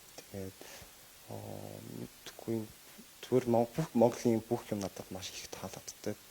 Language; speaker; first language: Mongolian; non-native, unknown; Korean